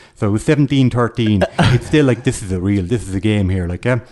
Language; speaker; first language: English; native; English